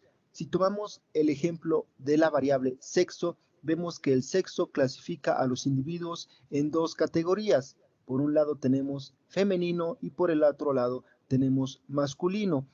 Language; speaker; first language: Spanish; native; Spanish